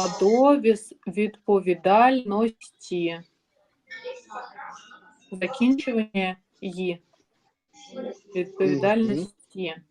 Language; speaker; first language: Ukrainian; non-native, learner; Russian